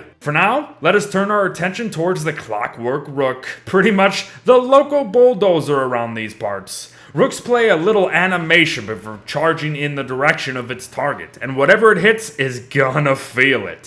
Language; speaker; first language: English; native; English